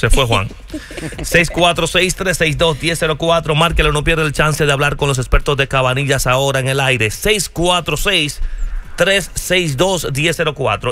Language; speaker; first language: Spanish; native; Spanish